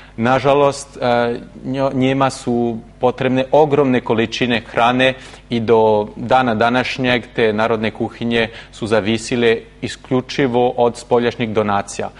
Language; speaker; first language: Serbian; non-native, fluent; French